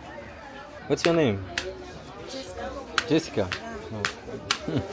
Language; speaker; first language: English; non-native, learner; French